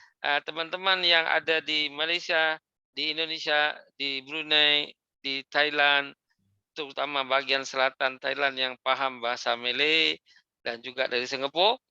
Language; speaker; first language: Malay; native; Malay